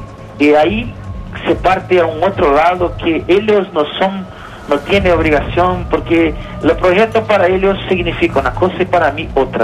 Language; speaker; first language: Spanish; non-native, learner; Portuguese